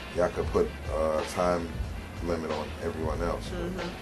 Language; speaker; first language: English; native; English